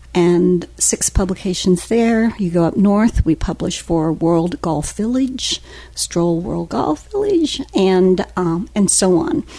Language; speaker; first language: English; native; English